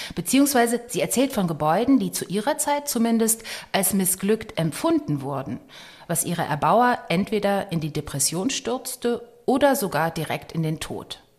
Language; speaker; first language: German; native; German